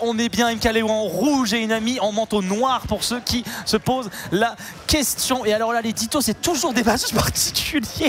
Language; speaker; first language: French; native; French